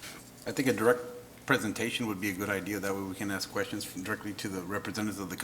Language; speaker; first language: English; native; English